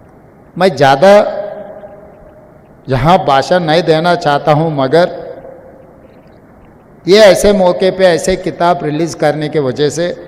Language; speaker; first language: Hindi; non-native, local second language; Telugu